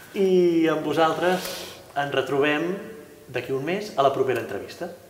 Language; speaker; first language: Catalan; native; Catalan